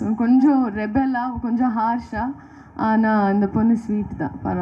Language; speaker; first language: Tamil; non-native, learner; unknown